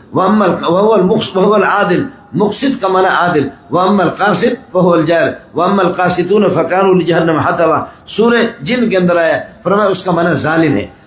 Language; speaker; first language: Urdu; non-native, local second language; Baluchi